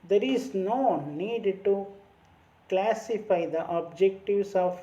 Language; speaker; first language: English; non-native, local second language; Kannada